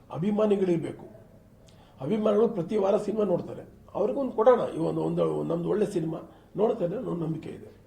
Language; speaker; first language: Kannada; native; Kannada